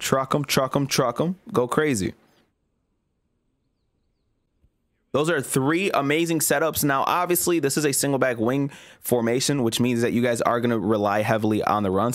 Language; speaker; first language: English; native; English